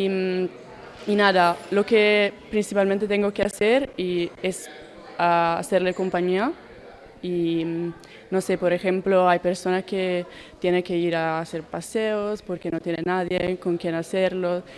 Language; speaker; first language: Spanish; non-native, learner; Italian